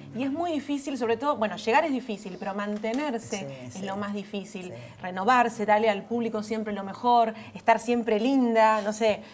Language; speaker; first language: Spanish; native; Spanish